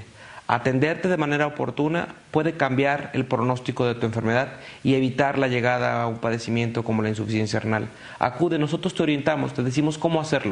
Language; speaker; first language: Spanish; native; Spanish